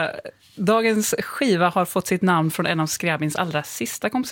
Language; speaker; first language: Swedish; native; Swedish